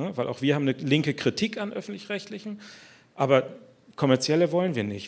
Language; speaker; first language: German; native; German